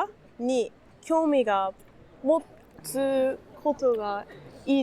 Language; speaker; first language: Japanese; non-native, learner; English